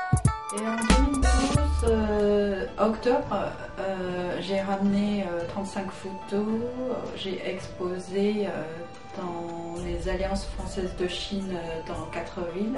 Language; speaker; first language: French; non-native, fluent; Chinese